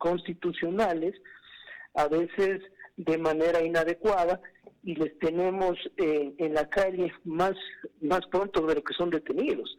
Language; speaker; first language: Spanish; native; Spanish